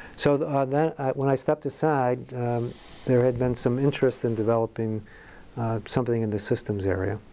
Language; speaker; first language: English; native; English